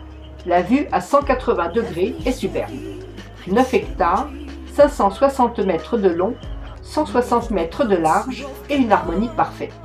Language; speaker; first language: French; native; French